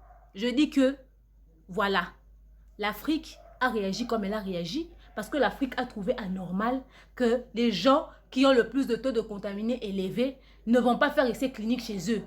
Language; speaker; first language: French; non-native, local second language; Lingala